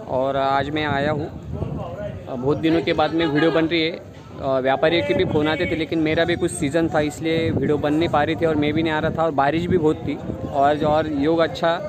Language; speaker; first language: Hindi; non-native, local second language; Marathi